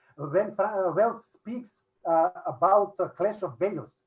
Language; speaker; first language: English; non-native, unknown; Macedonian